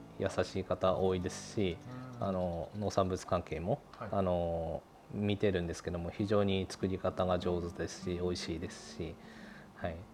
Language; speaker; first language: Japanese; native; Japanese